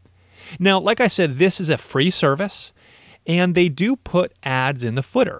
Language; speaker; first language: English; native; English